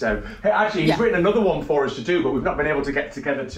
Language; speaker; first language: English; native; English